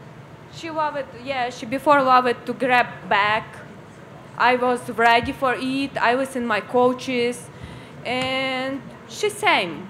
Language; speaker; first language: English; non-native, learner; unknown